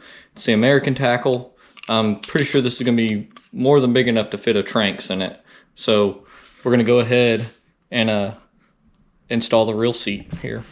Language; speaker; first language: English; native; English